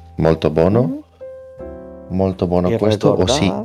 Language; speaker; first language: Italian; non-native, learner; Spanish